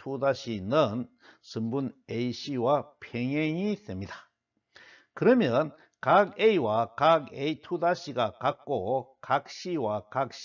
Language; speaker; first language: Korean; native; Korean